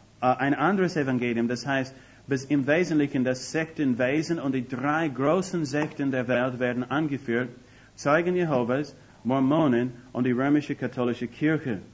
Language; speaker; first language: German; non-native, fluent; English